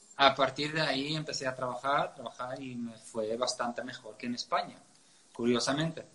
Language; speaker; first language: Spanish; non-native, fluent; Dutch